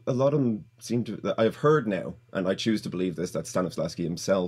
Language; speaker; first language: English; native; English